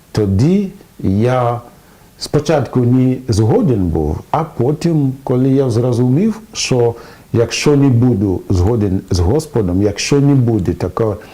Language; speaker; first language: Ukrainian; non-native, fluent; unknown